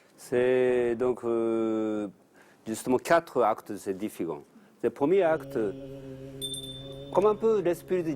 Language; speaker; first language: French; non-native, learner; Japanese